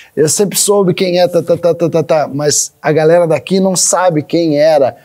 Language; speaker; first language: Portuguese; native; Portuguese